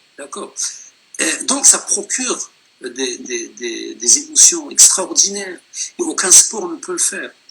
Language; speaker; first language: French; non-native, local second language; Arabic